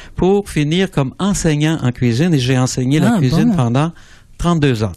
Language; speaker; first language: French; native; French